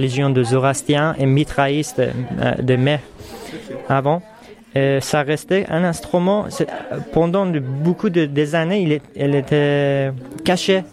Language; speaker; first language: French; non-native, fluent; Persian